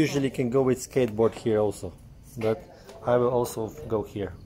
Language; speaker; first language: English; non-native, learner; Vietnamese